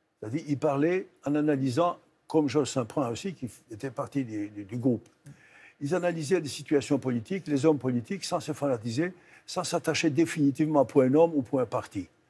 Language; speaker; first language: French; non-native, fluent; Greek